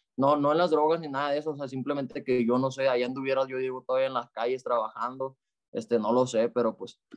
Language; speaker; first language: Spanish; native; Spanish